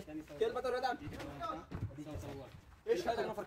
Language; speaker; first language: Arabic; non-native, learner; Filipino